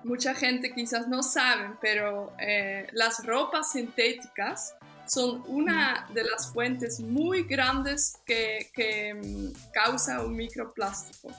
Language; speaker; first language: Spanish; non-native, fluent; Dutch